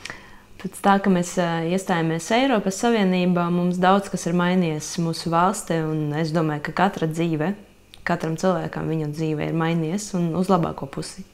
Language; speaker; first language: Latvian; non-native, local second language; Russian